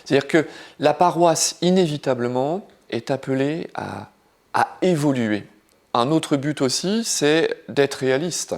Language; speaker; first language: French; native; French